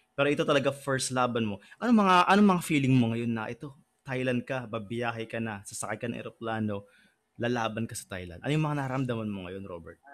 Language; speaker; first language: Filipino; native; Filipino